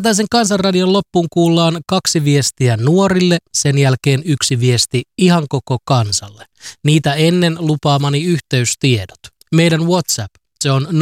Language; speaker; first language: Finnish; native; Finnish